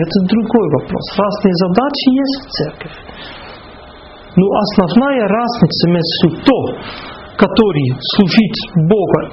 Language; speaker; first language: Russian; non-native, fluent; Dutch